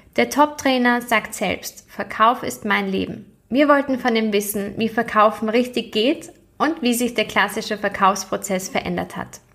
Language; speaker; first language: German; native; German